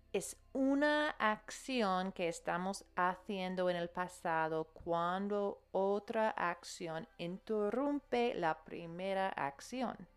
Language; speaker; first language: Spanish; non-native, fluent; English